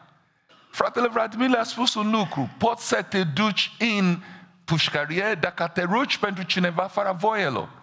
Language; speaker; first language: Romanian; non-native, fluent; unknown